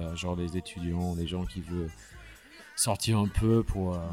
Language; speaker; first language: French; non-native, fluent; English